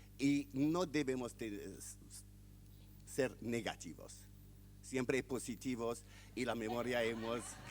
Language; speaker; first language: Spanish; non-native, fluent; Arabic